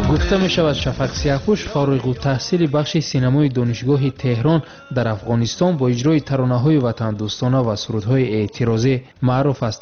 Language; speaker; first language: Tajik; native; Tajik